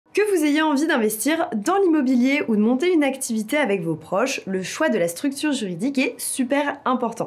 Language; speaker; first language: French; native; French